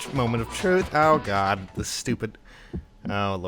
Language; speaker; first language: English; native; English